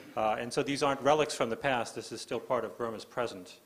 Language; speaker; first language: English; native; English